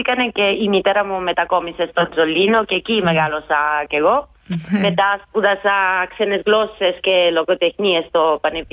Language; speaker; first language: Greek; non-native, fluent; Italian